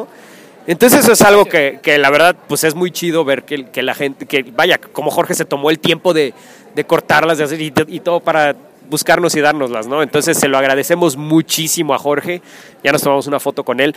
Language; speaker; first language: Spanish; native; Spanish